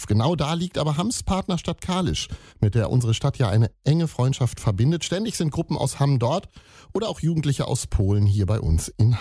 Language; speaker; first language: German; native; German